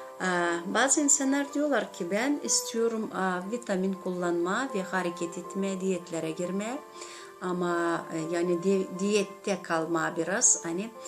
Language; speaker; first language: Turkish; non-native, learner; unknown